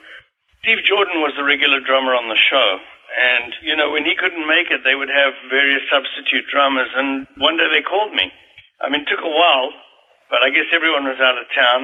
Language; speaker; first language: English; native; English